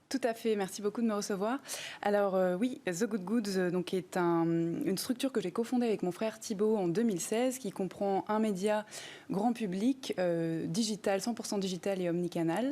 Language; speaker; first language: French; native; French